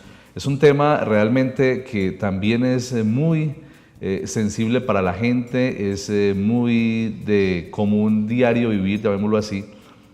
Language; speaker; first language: Spanish; native; Spanish